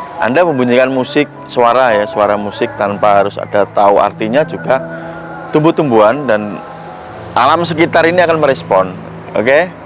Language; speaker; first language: Indonesian; non-native, local second language; Javanese